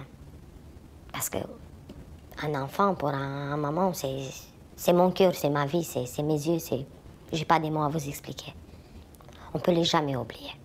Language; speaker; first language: French; non-native, fluent; Romanian